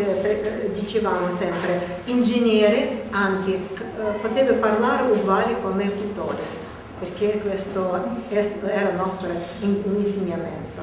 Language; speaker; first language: Italian; non-native, learner; Russian